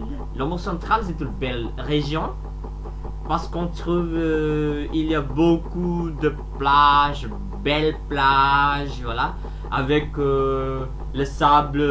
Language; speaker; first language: French; non-native, learner; Sasak